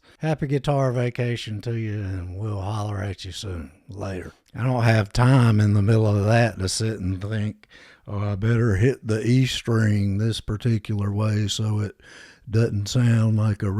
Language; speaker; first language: English; native; English